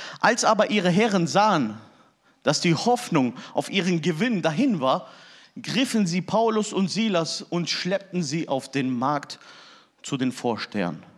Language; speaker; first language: German; early bilingual, other home language; Turkish